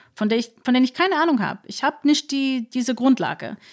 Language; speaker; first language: German; non-native, fluent; English